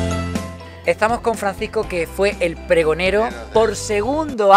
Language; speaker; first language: Spanish; native; Spanish